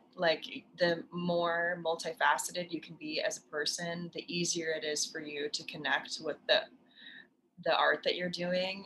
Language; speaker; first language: English; native; English